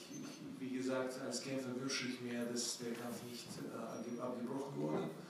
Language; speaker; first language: German; non-native, fluent; Ukrainian